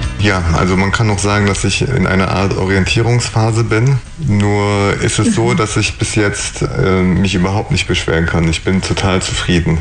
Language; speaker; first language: German; early bilingual, other home language; Polish